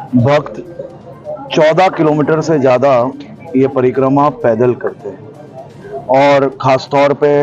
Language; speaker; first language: Hindi; non-native, local second language; Gujarati